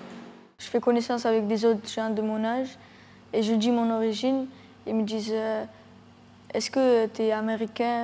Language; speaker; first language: French; early bilingual, other home language; Georgian